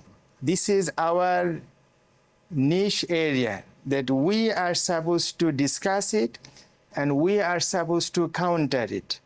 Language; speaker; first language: English; non-native, local second language; Bangla